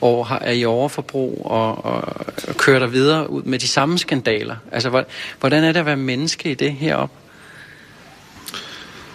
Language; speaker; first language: Danish; native; Danish